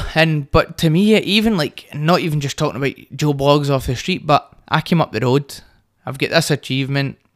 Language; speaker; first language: English; native; English